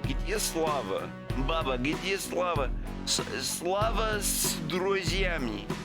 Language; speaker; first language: Russian; non-native, learner; English